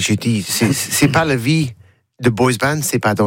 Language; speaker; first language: French; non-native, learner; English